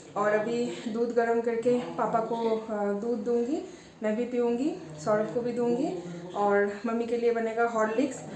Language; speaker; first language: Hindi; non-native, local second language; Bangla